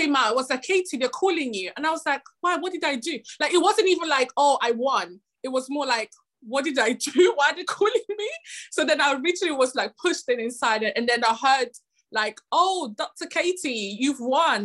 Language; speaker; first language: English; non-native, fluent; Italian